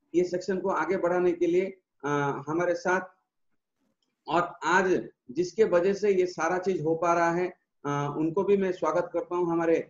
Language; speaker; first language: Hindi; non-native, local second language; Odia